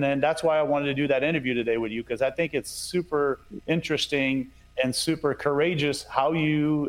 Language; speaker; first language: English; non-native, fluent; French